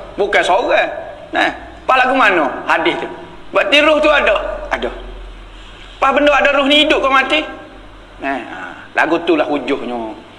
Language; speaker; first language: Malay; native; Malay